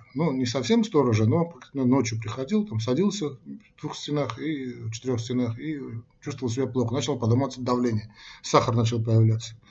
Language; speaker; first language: Russian; non-native, local second language; Armenian